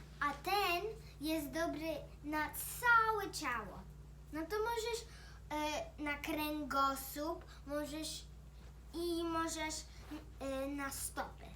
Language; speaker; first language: Polish; early bilingual, heritage; Polish